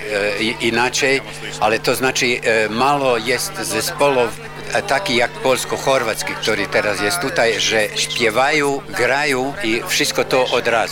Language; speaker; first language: Polish; non-native, learner; Croatian